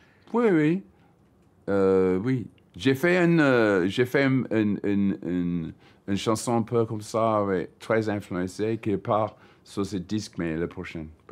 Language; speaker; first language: French; non-native, learner; English